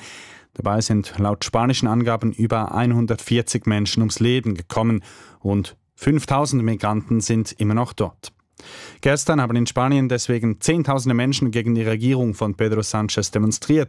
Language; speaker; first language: German; native; German